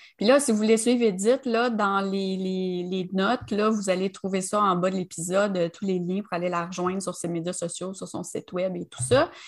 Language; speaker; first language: French; native; French